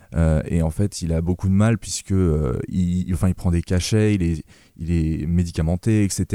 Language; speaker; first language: French; native; French